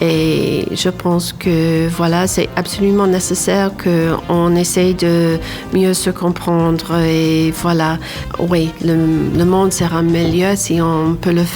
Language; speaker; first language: French; non-native, fluent; English